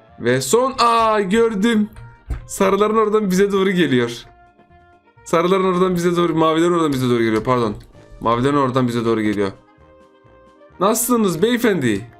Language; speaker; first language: Turkish; native; Turkish